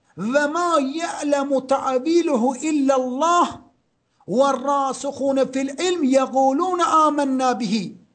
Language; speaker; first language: Persian; native; Persian